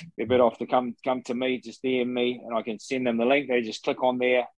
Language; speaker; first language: English; native; English